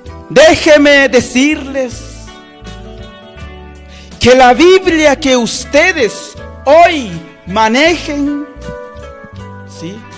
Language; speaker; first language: Spanish; non-native, local second language; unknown